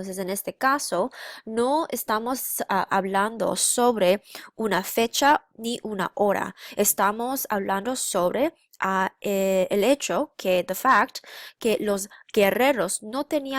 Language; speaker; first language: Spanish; non-native, fluent; English